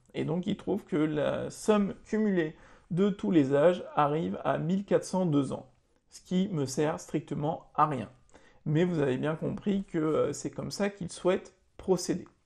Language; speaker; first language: French; native; French